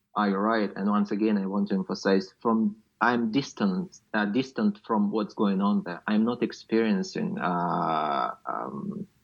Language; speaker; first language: English; non-native, fluent; Ukrainian